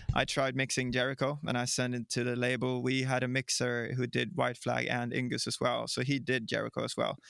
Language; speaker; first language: English; non-native, fluent; Swedish